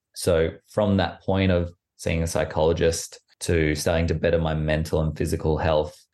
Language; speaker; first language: English; native; English